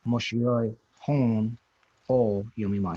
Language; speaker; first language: Japanese; non-native, learner; English